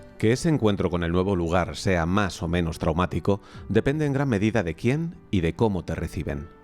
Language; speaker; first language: Spanish; native; Spanish